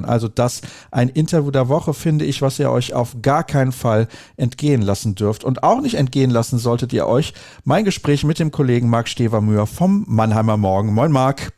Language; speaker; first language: German; native; German